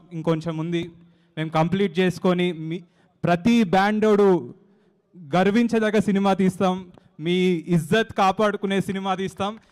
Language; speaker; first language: Telugu; native; Telugu